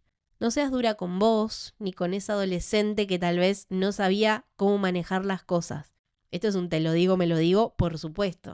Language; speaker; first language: Spanish; native; Spanish